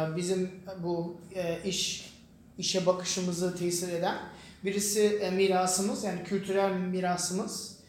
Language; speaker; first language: Turkish; non-native, fluent; German